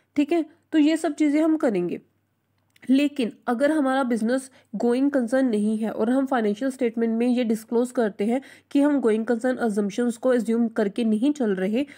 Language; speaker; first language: Hindi; non-native, local second language; Punjabi